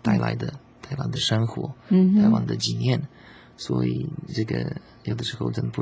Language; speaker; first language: Chinese; non-native, learner; Slovak